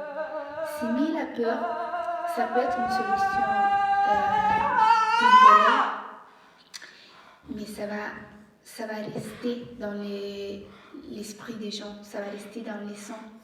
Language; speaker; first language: French; non-native, fluent; Italian